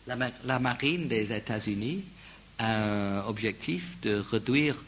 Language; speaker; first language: French; non-native, fluent; English